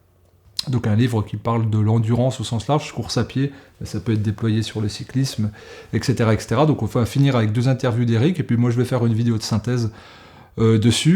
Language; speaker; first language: French; native; French